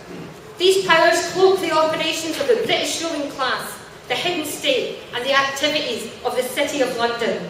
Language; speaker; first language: English; native; English